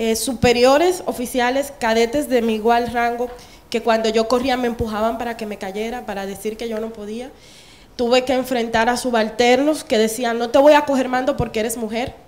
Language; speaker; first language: Spanish; native; Spanish